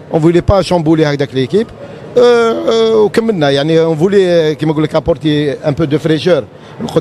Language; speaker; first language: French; non-native, local second language; Arabic